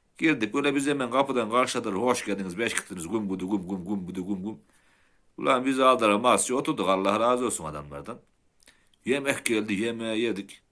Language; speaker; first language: Turkish; native; Turkish